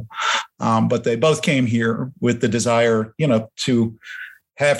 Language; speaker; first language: English; early bilingual, other home language; German